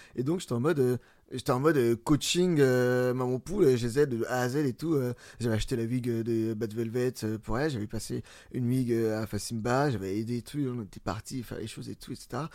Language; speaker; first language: French; early bilingual, other home language; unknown